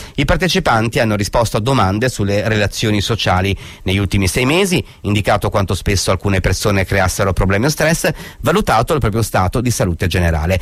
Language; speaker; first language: Italian; native; Italian